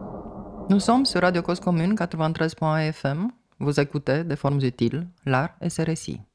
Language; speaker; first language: French; native; French